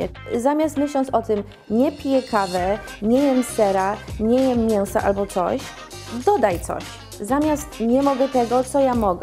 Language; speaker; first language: Polish; early bilingual, heritage; Polish